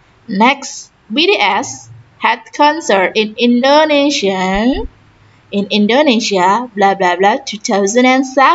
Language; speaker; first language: English; non-native, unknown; Indonesian